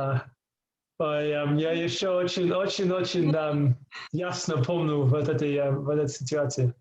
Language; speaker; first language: Russian; non-native, learner; English